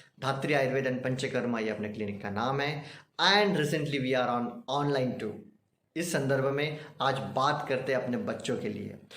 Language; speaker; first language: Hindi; non-native, local second language; Marathi